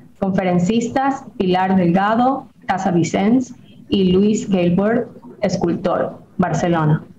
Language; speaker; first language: Catalan; non-native, fluent; Spanish